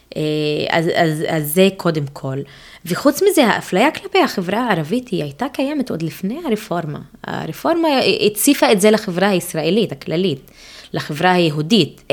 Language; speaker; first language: Hebrew; non-native, local second language; Arabic